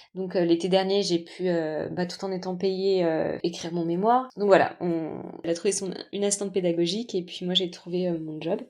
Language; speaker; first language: French; native; French